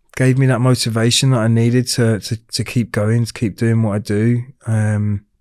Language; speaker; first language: English; native; English